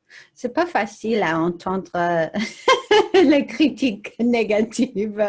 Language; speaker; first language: French; non-native, learner; English